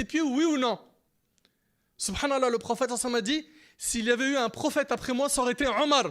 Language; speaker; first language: French; native; French